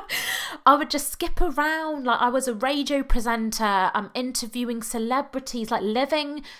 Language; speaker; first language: English; native; English